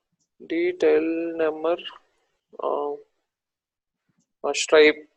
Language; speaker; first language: German; non-native, learner; Telugu